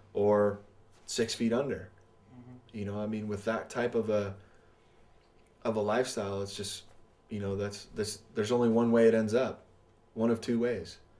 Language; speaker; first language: English; native; English